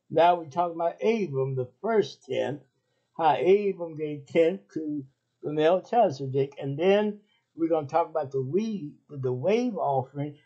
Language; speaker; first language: English; native; English